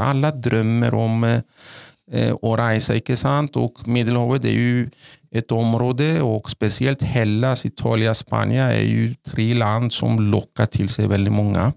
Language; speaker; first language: Norwegian; non-native, fluent; Greek